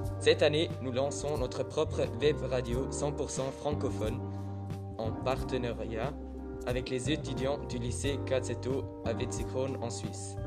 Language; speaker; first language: French; non-native, learner; German